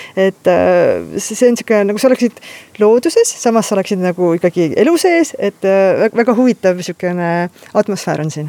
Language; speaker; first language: Estonian; native; Estonian